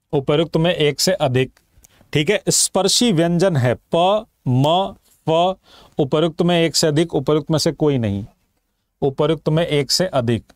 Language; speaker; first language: Hindi; native; Hindi